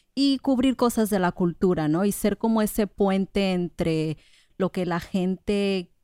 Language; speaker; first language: Spanish; native; Spanish